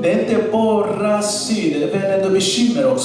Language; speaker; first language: Swedish; non-native, learner; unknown